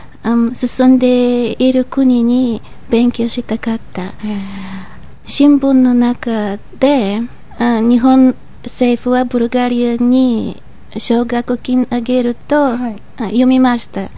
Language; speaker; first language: Japanese; non-native, fluent; Bulgarian